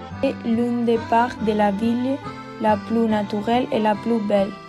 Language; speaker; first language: French; non-native, learner; Spanish